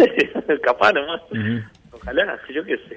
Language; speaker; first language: Spanish; native; Spanish